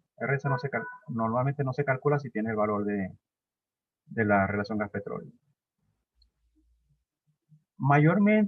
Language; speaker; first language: Spanish; native; Spanish